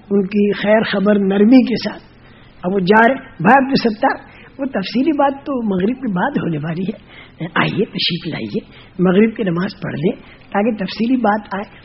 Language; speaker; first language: Urdu; non-native, local second language; Gujarati